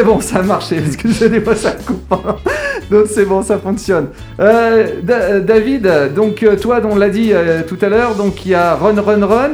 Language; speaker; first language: French; native; French